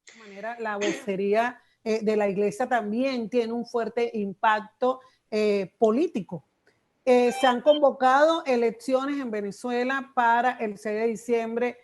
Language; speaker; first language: Spanish; native; Spanish